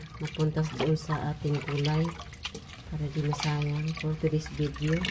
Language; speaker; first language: Filipino; native; Filipino